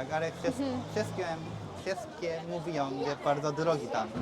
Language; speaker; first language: Polish; non-native, learner; Japanese